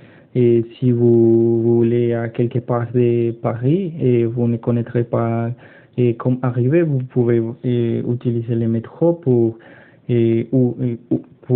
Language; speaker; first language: French; non-native, learner; Spanish